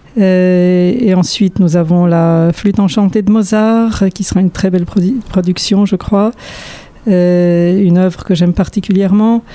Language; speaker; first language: French; non-native, fluent; Polish